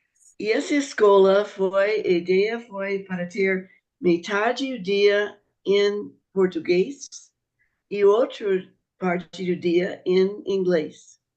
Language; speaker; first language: Portuguese; non-native, fluent; English